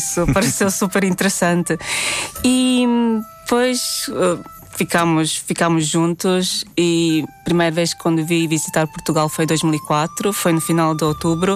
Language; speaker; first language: Portuguese; non-native, fluent; Latvian